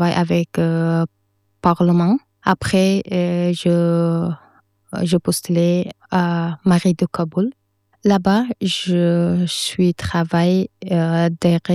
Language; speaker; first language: French; non-native, learner; Persian